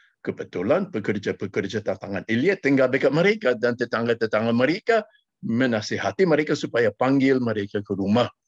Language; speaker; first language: Malay; non-native, fluent; English